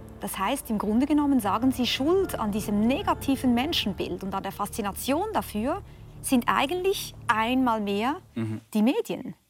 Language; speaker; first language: German; native; German